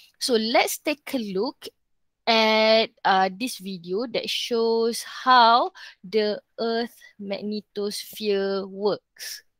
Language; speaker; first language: English; non-native, local second language; Malay